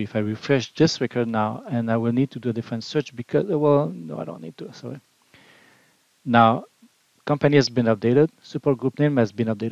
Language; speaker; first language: English; non-native, fluent; French